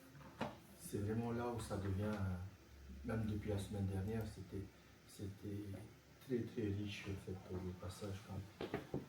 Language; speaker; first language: French; native; French